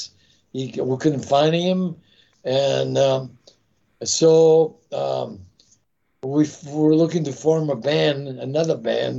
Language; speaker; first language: English; non-native, fluent; Italian